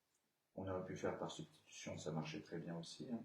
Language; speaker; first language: French; native; French